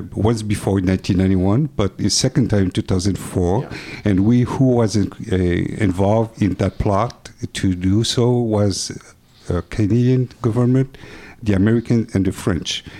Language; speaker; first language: English; non-native, fluent; French